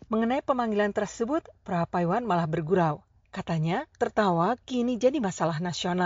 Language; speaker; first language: Indonesian; native; Indonesian